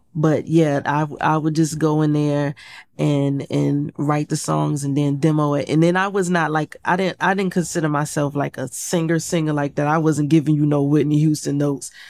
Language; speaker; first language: English; native; English